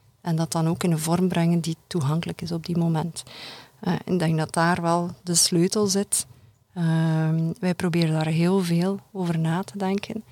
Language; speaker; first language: Dutch; native; Dutch